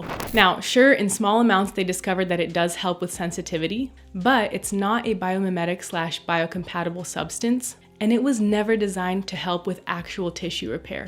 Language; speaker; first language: English; native; English